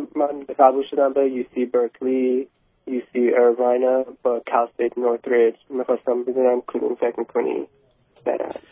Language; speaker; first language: Persian; early bilingual, heritage; Persian